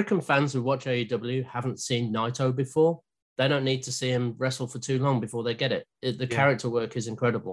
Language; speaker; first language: English; native; English